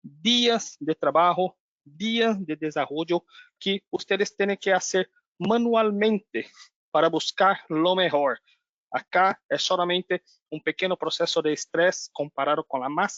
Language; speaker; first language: Spanish; non-native, learner; Portuguese